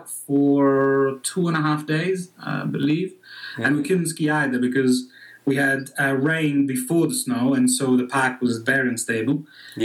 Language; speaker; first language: English; non-native, fluent; Italian